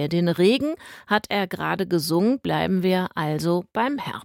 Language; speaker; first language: German; native; German